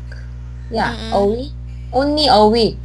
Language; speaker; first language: English; non-native, learner; Korean